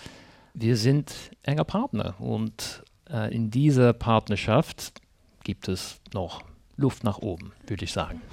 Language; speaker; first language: German; non-native, fluent; English